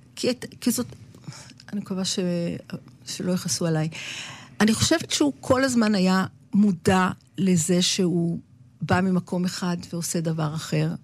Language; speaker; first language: Hebrew; native; Hebrew